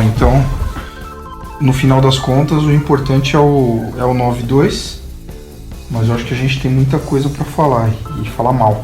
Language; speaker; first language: Portuguese; native; Portuguese